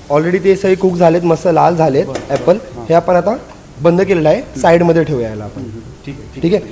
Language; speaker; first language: Marathi; non-native, local second language; Telugu